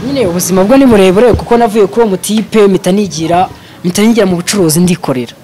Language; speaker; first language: Kinyarwanda; native; Kinyarwanda